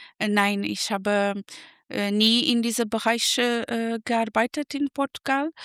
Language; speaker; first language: German; non-native, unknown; Portuguese